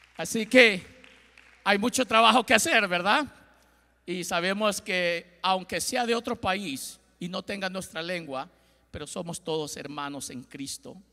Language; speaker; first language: Spanish; early bilingual, heritage; Spanish